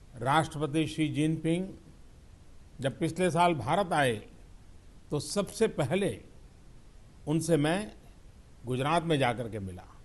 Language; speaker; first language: Hindi; non-native, local second language; Gujarati